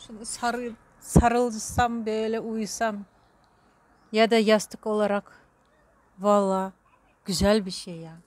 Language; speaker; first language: Turkish; non-native, learner; Russian